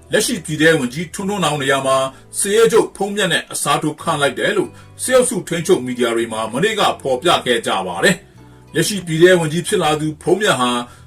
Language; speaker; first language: Burmese; native; Burmese